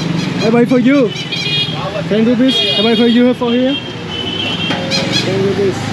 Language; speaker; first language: English; non-native, learner; Vietnamese